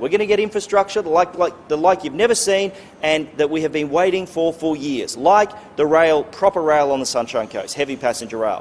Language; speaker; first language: English; native; English